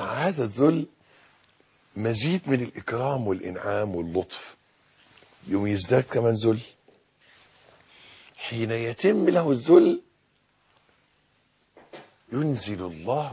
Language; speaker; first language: Arabic; native; Arabic